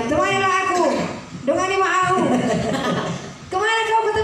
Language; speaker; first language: Indonesian; native; Indonesian